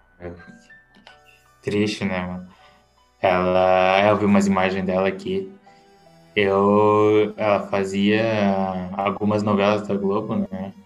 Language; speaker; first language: Portuguese; native; Portuguese